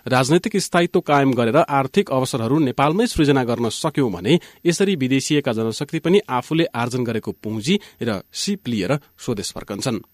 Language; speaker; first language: Nepali; native; Nepali